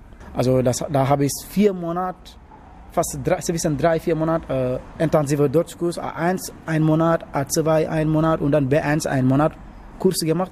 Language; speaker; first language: German; non-native, learner; Wolof